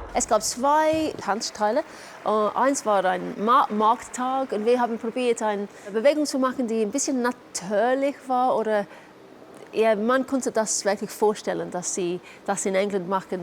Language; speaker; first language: German; non-native, fluent; English